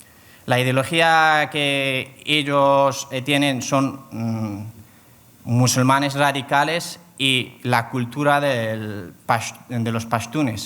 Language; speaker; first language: Spanish; non-native, fluent; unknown